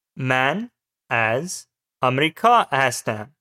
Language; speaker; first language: Persian; non-native, learner; English